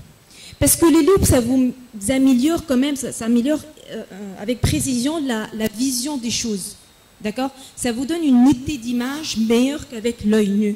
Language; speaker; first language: French; non-native, local second language; Arabic